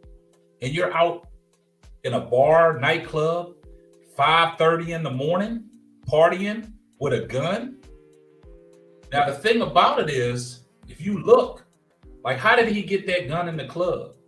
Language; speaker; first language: English; native; English